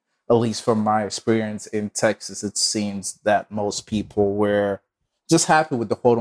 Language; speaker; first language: English; non-native, local second language; Igbo